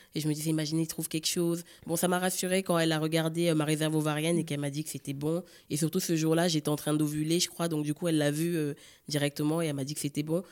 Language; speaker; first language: French; native; French